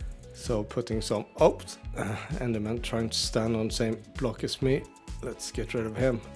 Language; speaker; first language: English; native; English